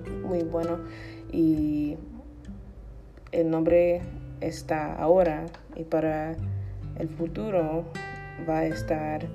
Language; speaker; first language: Spanish; non-native, learner; English